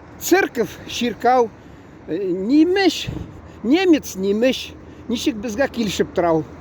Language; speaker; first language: Tatar; early bilingual, heritage; Tatar